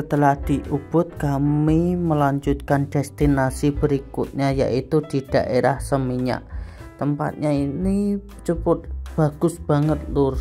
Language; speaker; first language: Indonesian; native; Indonesian